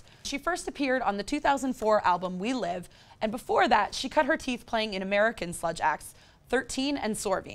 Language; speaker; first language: English; native; English